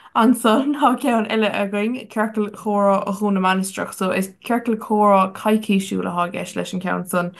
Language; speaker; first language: Irish; non-native, local second language; English